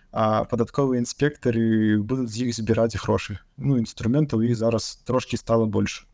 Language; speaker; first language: Belarusian; non-native, local second language; Russian